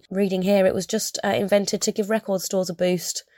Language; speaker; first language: English; native; English